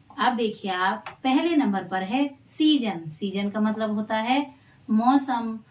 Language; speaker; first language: Hindi; non-native, local second language; Garhwali